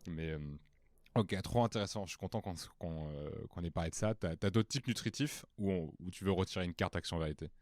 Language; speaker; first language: French; native; French